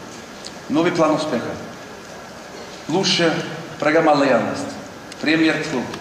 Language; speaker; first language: Russian; non-native, learner; Swedish